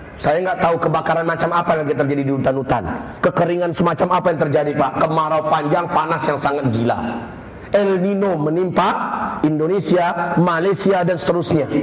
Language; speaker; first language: Indonesian; non-native, local second language; Minangkabau